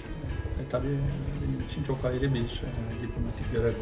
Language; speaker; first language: Turkish; non-native, fluent; French